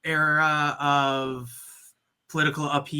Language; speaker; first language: English; native; English